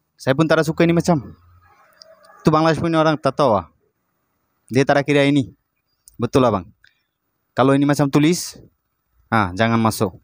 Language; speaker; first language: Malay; non-native, learner; Bangla